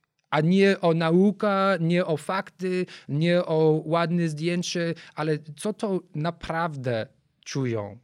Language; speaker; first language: Polish; non-native, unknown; English